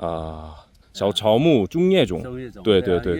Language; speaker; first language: Chinese; non-native, fluent; Korean